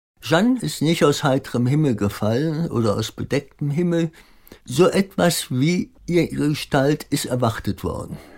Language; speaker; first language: German; native; German